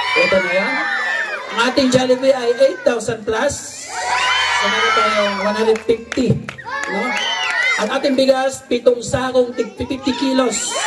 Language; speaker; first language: Filipino; native; Filipino